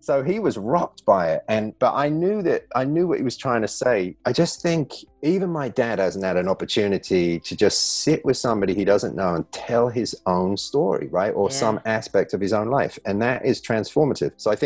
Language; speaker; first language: English; native; English